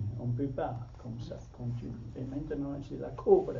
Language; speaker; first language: French; non-native, fluent; German